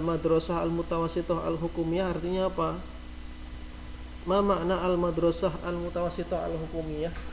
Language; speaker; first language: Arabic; non-native, fluent; Indonesian